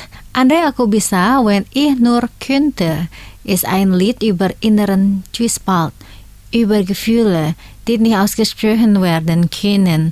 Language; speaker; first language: German; non-native, fluent; Indonesian